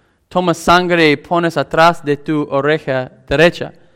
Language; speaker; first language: Spanish; non-native, fluent; English